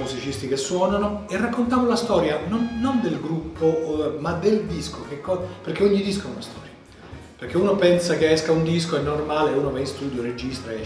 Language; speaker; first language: Italian; native; Italian